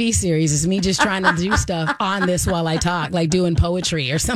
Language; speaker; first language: English; native; English